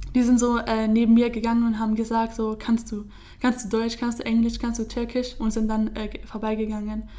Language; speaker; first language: German; early bilingual, other home language; Kurdish